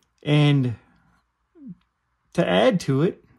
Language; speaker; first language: English; native; English